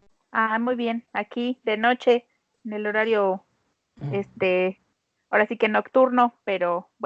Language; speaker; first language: Spanish; native; Spanish